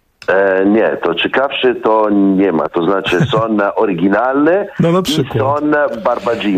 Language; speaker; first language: Polish; non-native, fluent; Italian